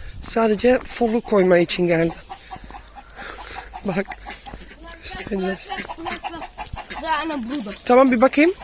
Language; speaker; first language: Turkish; early bilingual, heritage; Turkish